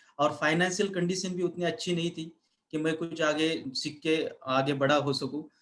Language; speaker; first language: Hindi; non-native, local second language; Marathi